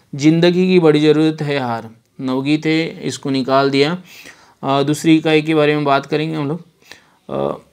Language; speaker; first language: Hindi; non-native, local second language; Marathi